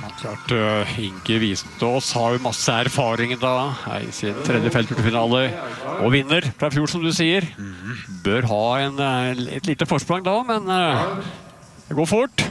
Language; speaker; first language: Norwegian; native; Norwegian